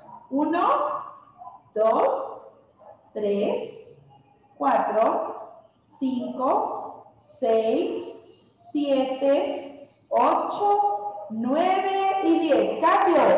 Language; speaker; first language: Spanish; native; Spanish